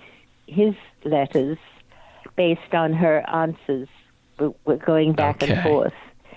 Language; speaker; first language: English; native; English